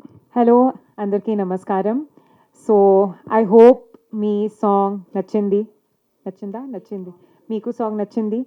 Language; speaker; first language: Telugu; non-native, learner; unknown